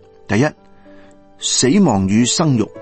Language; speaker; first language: Chinese; non-native, local second language; Cantonese